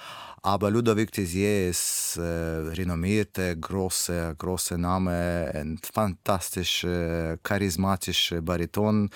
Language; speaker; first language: German; non-native, fluent; Russian